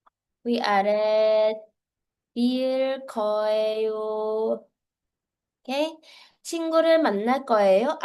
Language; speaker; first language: Korean; non-native, fluent; Filipino